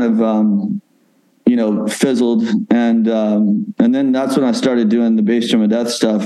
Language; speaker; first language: English; native; English